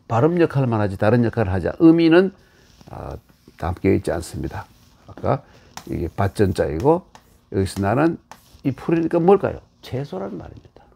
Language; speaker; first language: Korean; native; Korean